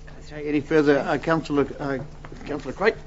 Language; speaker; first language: English; native; English